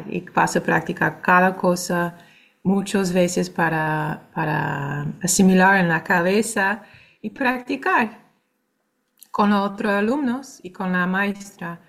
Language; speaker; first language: Spanish; non-native, fluent; English